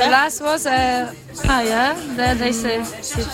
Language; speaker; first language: English; non-native, learner; German